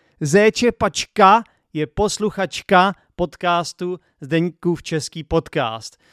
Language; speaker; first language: Czech; native; Czech